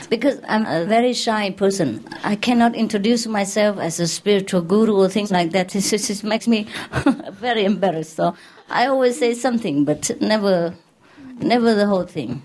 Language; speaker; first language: English; non-native, fluent; Vietnamese